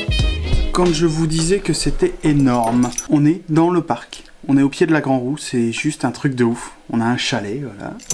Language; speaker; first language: French; native; French